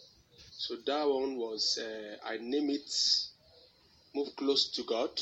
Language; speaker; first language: English; non-native, local second language; Yoruba